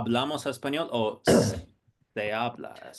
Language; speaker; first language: Spanish; non-native, fluent; English